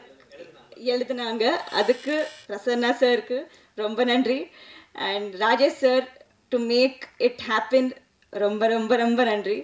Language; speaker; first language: Tamil; non-native, learner; Telugu